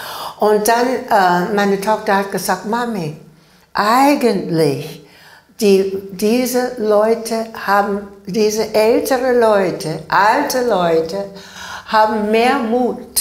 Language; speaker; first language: German; non-native, learner; English